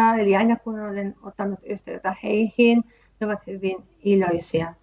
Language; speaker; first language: Finnish; non-native, fluent; Spanish